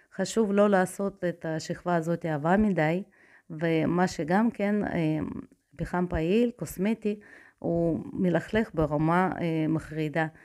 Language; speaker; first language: Hebrew; non-native, fluent; Russian